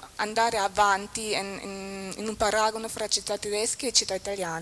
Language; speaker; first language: Italian; non-native, fluent; German